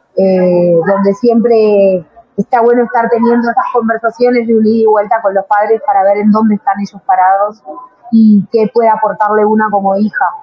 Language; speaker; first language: Spanish; native; Spanish